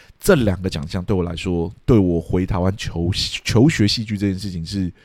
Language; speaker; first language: Chinese; early bilingual, heritage; Chinese